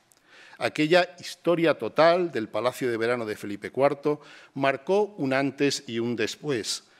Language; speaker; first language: Spanish; native; Spanish